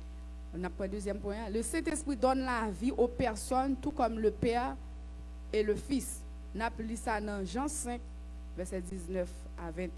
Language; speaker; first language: French; non-native, local second language; Haitian Creole